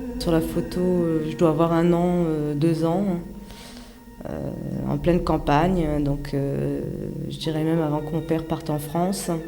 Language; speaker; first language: French; early bilingual, other home language; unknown